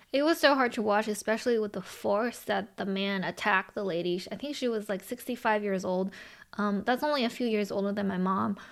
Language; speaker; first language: English; early bilingual, other home language; Chinese